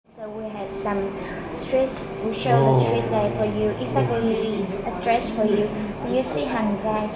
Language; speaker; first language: English; non-native, learner; Vietnamese